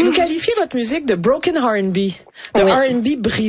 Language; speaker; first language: French; native; French